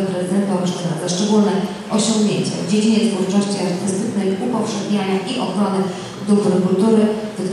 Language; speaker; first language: Polish; native; Polish